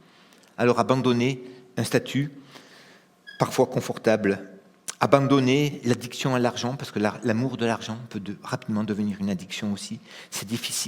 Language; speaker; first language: French; native; French